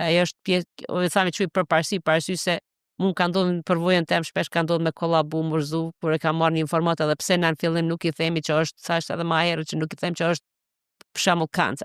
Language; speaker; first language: Albanian; native; Albanian